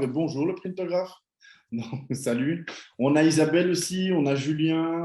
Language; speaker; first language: French; native; French